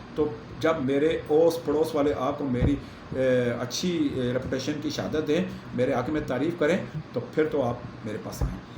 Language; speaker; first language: Urdu; non-native, local second language; Pashto